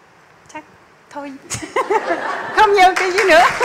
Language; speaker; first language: Vietnamese; non-native, fluent; Spanish